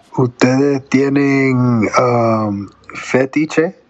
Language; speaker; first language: Spanish; non-native, learner; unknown